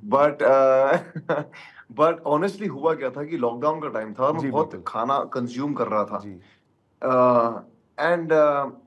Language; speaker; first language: Hindi; native; Hindi